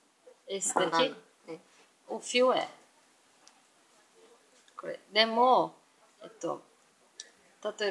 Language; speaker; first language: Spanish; non-native, learner; Portuguese